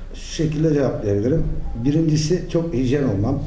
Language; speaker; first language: Turkish; native; Turkish